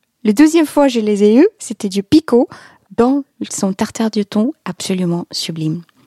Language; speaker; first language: French; non-native, fluent; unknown